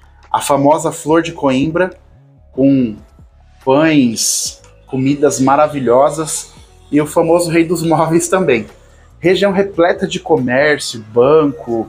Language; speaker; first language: Portuguese; native; Portuguese